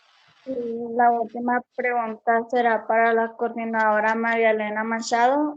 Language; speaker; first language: Spanish; native; Spanish